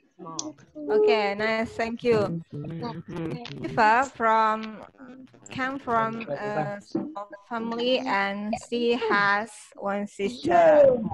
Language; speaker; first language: English; non-native, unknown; Indonesian